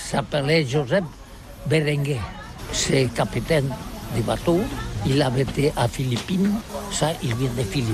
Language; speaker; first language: French; non-native, learner; Catalan